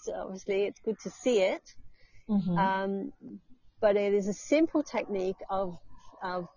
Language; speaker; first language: English; native; English